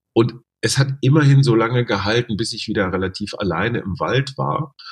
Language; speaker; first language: German; native; German